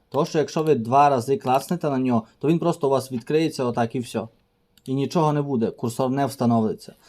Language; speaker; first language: Ukrainian; native; Ukrainian